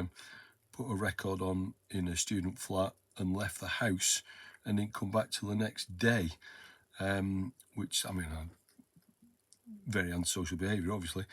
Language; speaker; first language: English; native; English